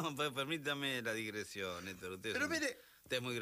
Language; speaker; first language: Spanish; native; Spanish